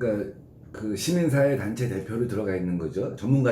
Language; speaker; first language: Korean; native; Korean